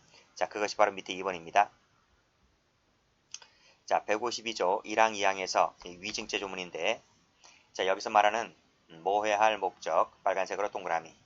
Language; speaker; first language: Korean; native; Korean